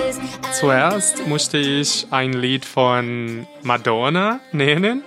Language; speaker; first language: German; non-native, learner; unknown